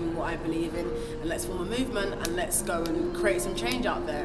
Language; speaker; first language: English; non-native, local second language; Igbo